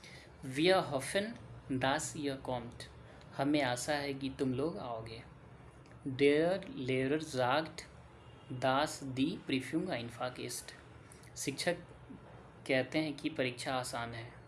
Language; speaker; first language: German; non-native, learner; Hindi